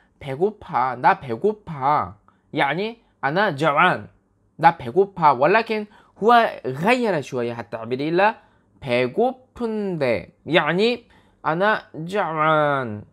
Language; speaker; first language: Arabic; non-native, fluent; Korean